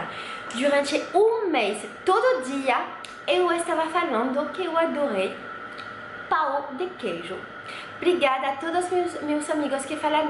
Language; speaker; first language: Portuguese; non-native, fluent; French